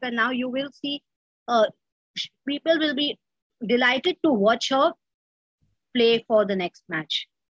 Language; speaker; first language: English; non-native, local second language; Hindi